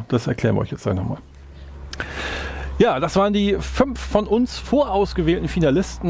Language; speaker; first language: German; native; German